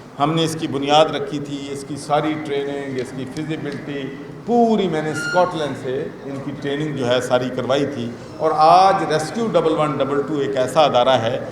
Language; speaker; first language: Urdu; non-native, local second language; Punjabi